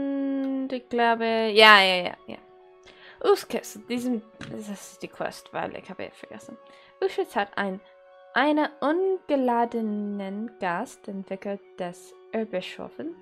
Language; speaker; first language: German; non-native, learner; English